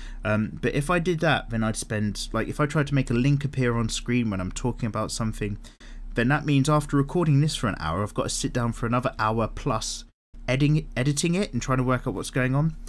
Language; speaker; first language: English; native; English